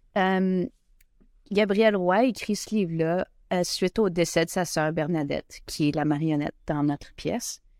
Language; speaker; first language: French; native; French